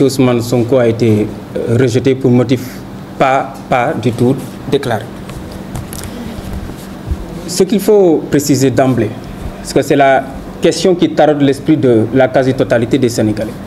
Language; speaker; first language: French; non-native, local second language; Wolof